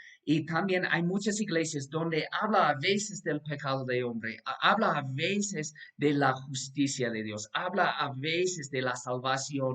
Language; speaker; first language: Spanish; non-native, fluent; English